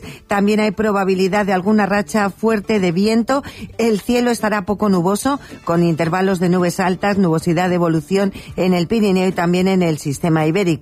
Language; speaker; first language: Spanish; native; Spanish